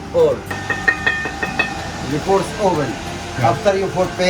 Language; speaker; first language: English; non-native, learner; Arabic